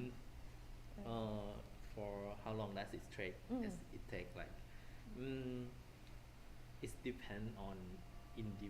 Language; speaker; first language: English; non-native, fluent; Thai